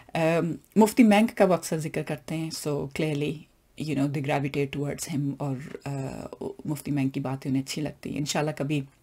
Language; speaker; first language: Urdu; non-native, local second language; Punjabi